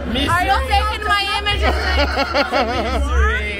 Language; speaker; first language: English; non-native, learner; Portuguese